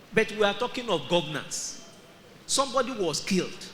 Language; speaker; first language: English; non-native, local second language; Yoruba